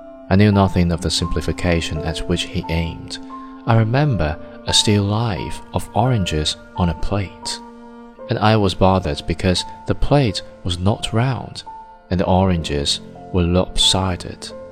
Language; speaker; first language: English; non-native, fluent; Chinese